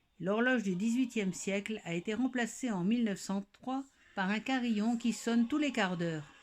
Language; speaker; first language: French; native; French